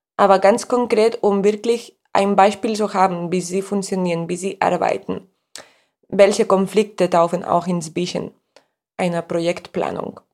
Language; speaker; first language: German; non-native, fluent; Spanish